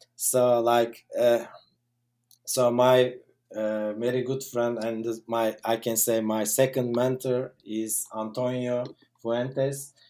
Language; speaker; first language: English; non-native, fluent; Turkish